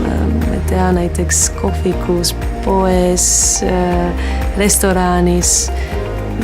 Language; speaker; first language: Estonian; non-native, learner; Greek